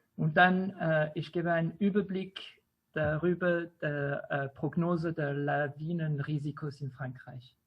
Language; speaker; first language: German; non-native, learner; French